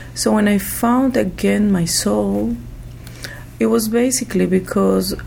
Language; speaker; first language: English; non-native, fluent; Spanish